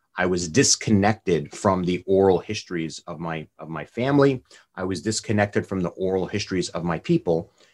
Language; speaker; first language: English; native; English